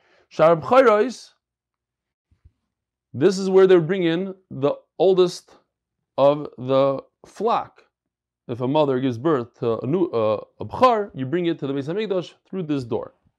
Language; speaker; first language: English; native; English